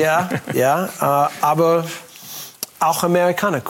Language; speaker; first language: German; non-native, learner; English